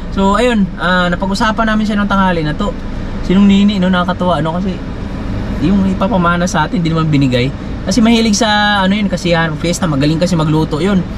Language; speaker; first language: Filipino; non-native, local second language; Cebuano